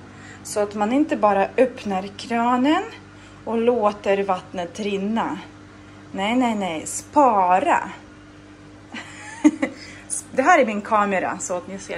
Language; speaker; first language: Swedish; non-native, fluent; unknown